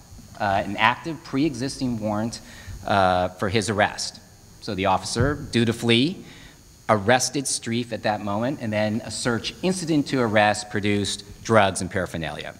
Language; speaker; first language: English; native; English